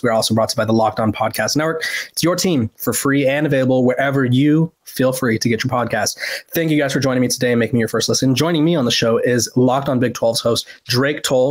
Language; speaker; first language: English; native; English